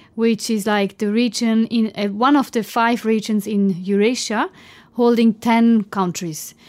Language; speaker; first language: English; non-native, fluent; German